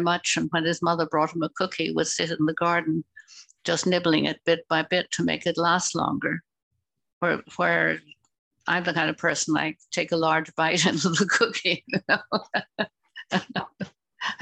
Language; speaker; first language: English; native; English